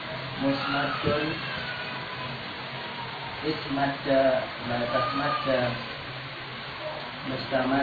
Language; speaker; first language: Arabic; non-native, learner; Indonesian